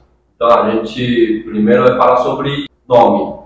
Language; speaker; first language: Portuguese; non-native, fluent; Chinese